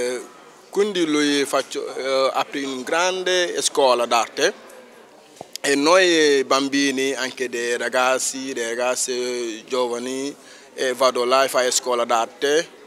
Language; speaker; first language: Italian; non-native, learner; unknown